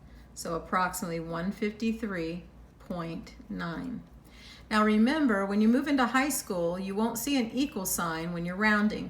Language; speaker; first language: English; native; English